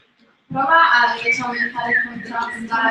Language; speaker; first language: Italian; native; Italian